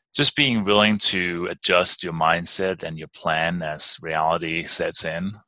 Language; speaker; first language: English; non-native, fluent; Danish